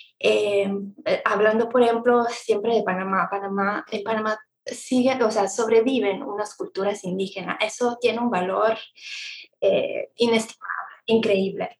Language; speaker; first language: Spanish; non-native, fluent; Italian